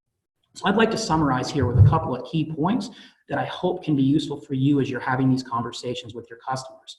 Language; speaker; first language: English; native; English